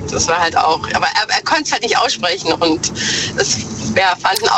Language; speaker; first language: German; early bilingual, other home language; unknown